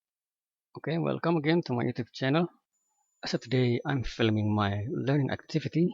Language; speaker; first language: English; non-native, fluent; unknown